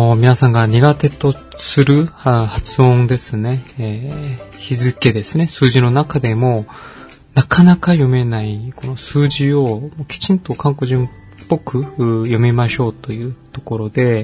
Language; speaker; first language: Japanese; non-native, fluent; Korean